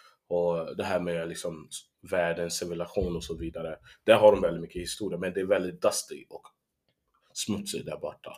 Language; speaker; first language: Swedish; early bilingual, heritage; Swedish